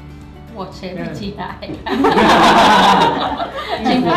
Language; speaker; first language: Chinese; non-native, learner; Vietnamese